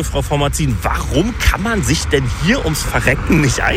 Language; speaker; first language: German; native; German